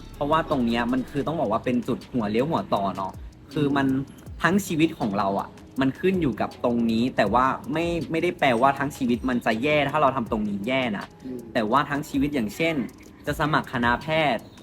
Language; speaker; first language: Thai; non-native, local second language; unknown